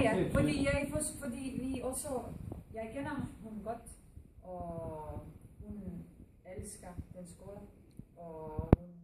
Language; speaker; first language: Danish; non-native, learner; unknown